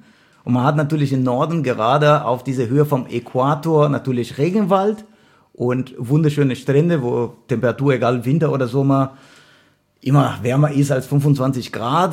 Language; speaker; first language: German; non-native, fluent; Portuguese